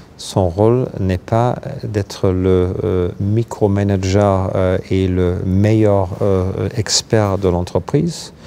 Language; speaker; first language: French; non-native, fluent; German